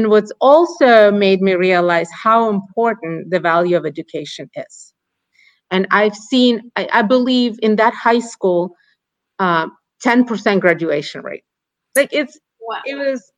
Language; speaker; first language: English; non-native, fluent; Ukrainian